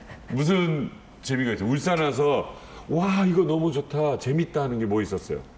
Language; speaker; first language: Korean; native; Korean